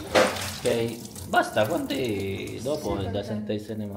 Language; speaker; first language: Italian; non-native, learner; Filipino